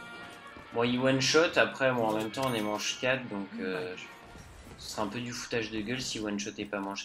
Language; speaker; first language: French; native; French